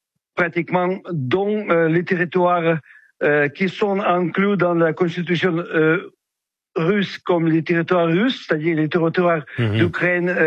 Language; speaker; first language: French; non-native, fluent; Ukrainian